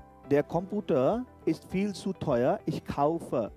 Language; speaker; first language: German; non-native, fluent; Hindi